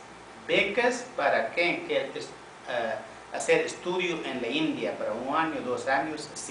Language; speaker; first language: Spanish; non-native, fluent; Tamil